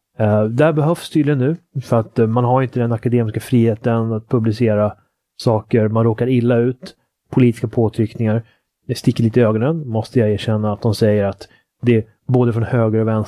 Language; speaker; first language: Swedish; native; Swedish